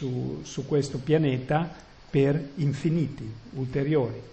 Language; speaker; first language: Italian; native; Italian